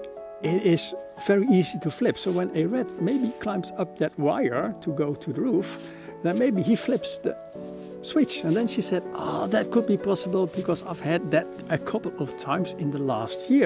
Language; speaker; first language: English; non-native, fluent; Dutch